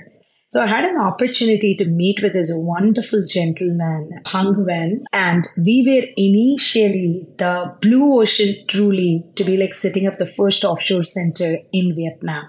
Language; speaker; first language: English; non-native, local second language; Tamil